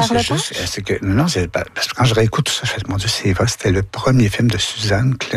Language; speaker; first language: French; native; French